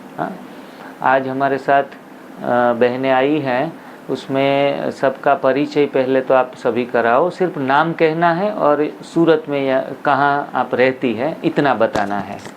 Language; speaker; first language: Hindi; non-native, local second language; Gujarati